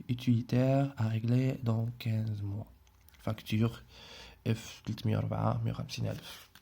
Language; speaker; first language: French; non-native, local second language; Arabic